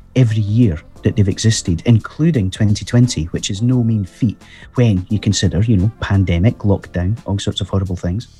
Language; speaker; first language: English; native; English